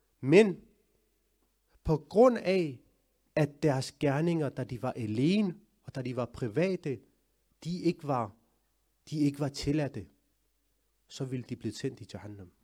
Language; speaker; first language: Danish; early bilingual, other home language; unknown